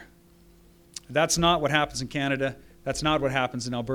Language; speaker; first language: English; native; English